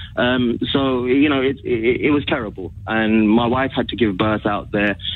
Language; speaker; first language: English; early bilingual, other home language; Arabic